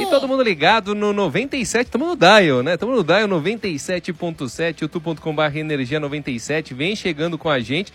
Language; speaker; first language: Portuguese; native; Portuguese